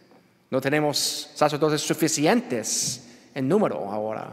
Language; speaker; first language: Spanish; non-native, learner; English